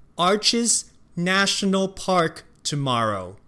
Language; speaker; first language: English; non-native, fluent; Chinese